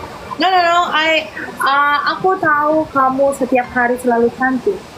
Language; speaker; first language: Indonesian; native; Indonesian